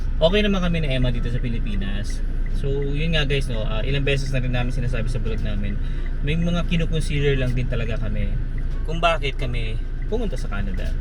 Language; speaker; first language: Filipino; native; Filipino